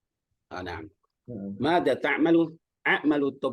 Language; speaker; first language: Arabic; non-native, learner; Indonesian